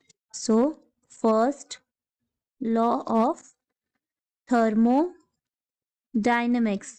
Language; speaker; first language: Hindi; native; Hindi